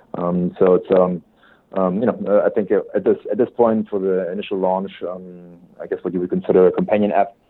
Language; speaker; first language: English; non-native, fluent; German